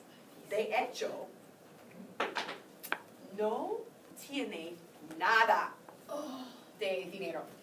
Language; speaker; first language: Spanish; non-native, fluent; English